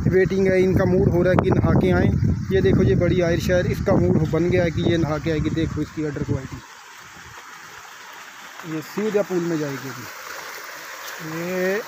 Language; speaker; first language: Hindi; non-native, local second language; Punjabi